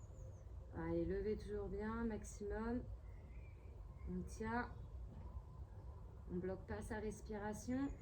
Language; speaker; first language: French; native; French